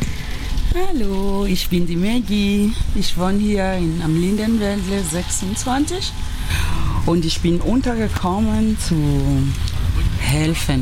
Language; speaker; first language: German; non-native, learner; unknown